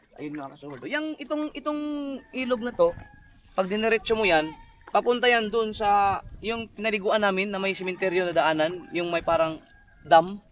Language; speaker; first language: Filipino; non-native, local second language; Cebuano